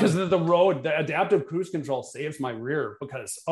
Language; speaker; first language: English; native; English